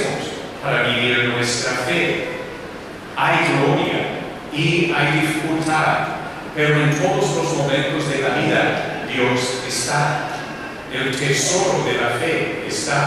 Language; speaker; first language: Spanish; non-native, learner; English